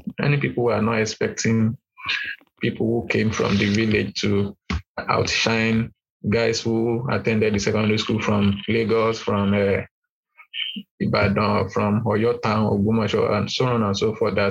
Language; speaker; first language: English; non-native, local second language; Yoruba